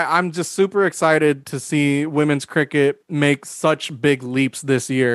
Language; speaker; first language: English; native; English